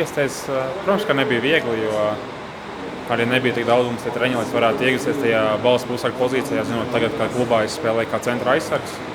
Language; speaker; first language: Latvian; native; Latvian